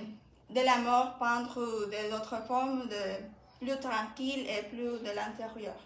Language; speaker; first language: French; non-native, learner; Spanish